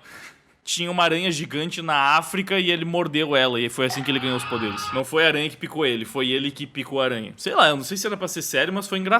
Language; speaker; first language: Portuguese; native; Portuguese